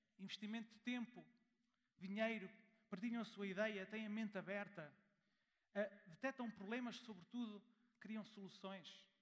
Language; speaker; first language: Portuguese; early bilingual, heritage; German